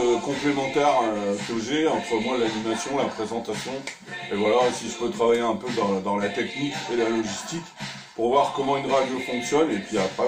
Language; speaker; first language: French; native; French